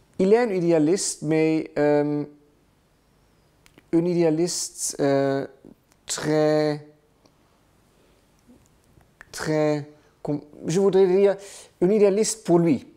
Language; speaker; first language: French; non-native, learner; Dutch